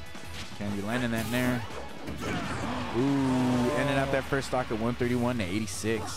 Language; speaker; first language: English; native; English